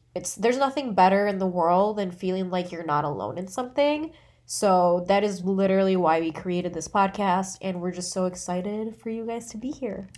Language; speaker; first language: English; native; English